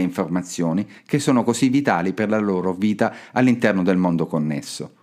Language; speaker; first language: Italian; native; Italian